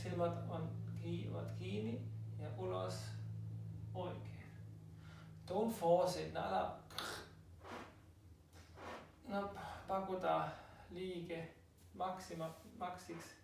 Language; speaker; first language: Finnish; non-native, learner; German